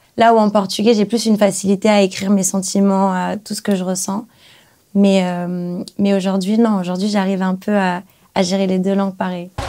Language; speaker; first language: French; early bilingual, other home language; Portuguese